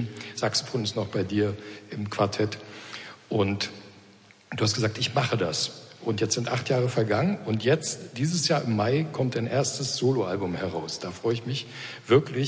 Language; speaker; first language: German; native; German